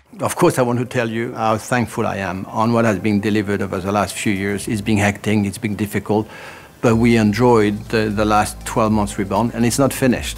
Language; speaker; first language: English; non-native, fluent; French